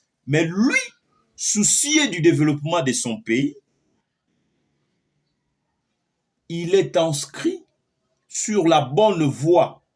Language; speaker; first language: French; non-native, local second language; Lingala